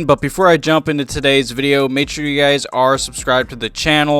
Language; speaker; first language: English; native; English